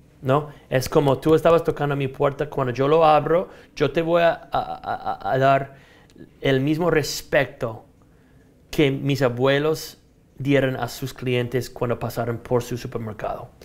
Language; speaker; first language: Spanish; non-native, fluent; English